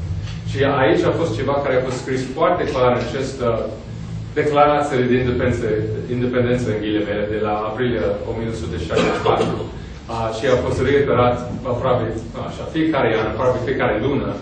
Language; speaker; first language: Romanian; non-native, fluent; English